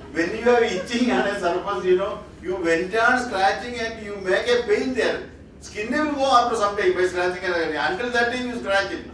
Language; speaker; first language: English; non-native, local second language; Malayalam